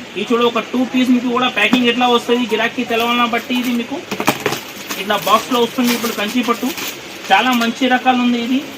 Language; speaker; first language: Telugu; non-native, local second language; Urdu